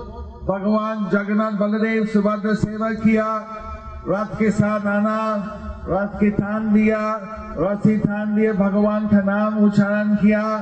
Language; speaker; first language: Hindi; non-native, learner; English